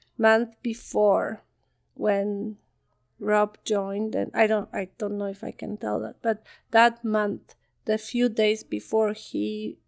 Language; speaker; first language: English; non-native, fluent; Polish